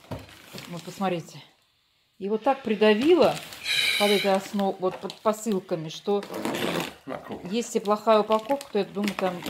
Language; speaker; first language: Russian; native; Russian